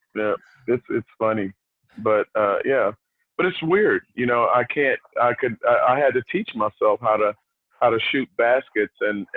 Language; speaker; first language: English; native; English